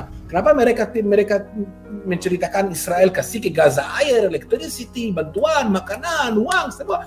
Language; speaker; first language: Indonesian; non-native, fluent; Hebrew